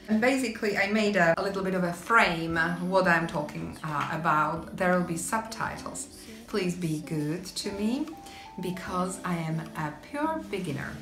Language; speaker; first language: English; non-native, fluent; Slovak